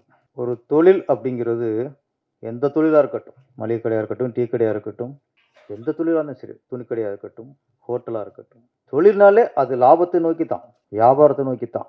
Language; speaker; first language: Tamil; native; Tamil